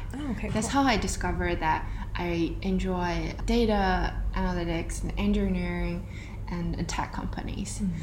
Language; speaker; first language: English; non-native, fluent; Chinese